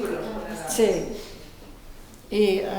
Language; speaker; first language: Spanish; non-native, fluent; Dutch